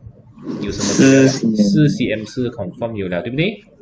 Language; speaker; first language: Chinese; native; Chinese